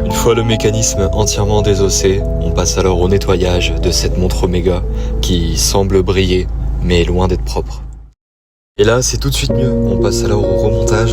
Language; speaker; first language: French; native; French